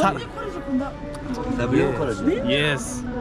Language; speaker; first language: Turkish; non-native, learner; Korean